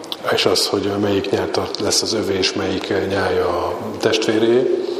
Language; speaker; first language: Hungarian; native; Hungarian